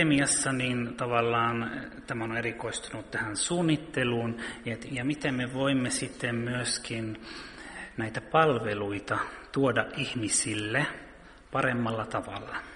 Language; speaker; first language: Finnish; early bilingual, heritage; Finnish